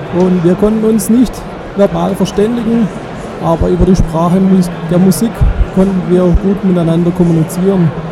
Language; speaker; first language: German; native; German